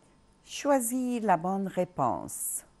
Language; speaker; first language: French; non-native, local second language; Arabic